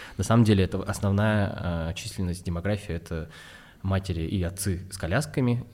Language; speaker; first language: Russian; native; Russian